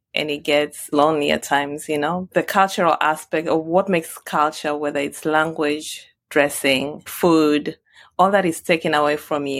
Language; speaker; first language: English; non-native, local second language; Swahili